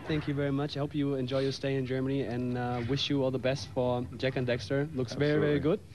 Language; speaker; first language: English; non-native, fluent; German